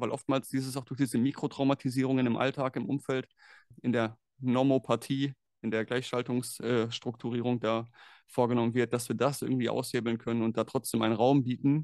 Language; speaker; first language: German; native; German